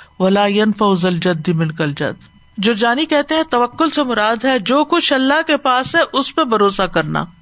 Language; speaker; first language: Urdu; native; Urdu